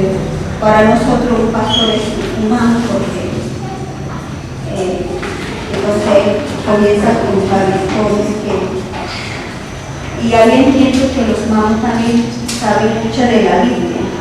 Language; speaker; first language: Spanish; non-native, local second language; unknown